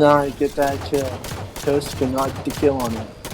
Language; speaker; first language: English; native; English